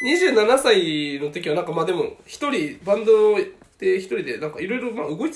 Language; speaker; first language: Japanese; native; Japanese